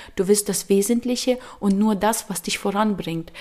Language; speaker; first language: German; early bilingual, other home language; Ukrainian